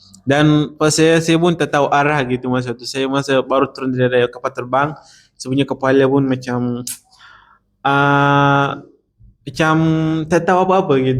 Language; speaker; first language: Indonesian; non-native, learner; Arabic